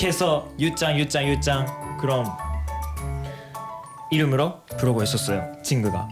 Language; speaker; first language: Korean; non-native, fluent; Japanese